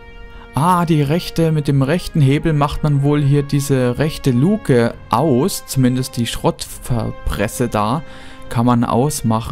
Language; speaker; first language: German; native; German